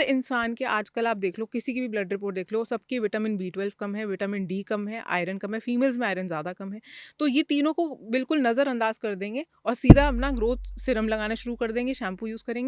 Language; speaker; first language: Hindi; native; Hindi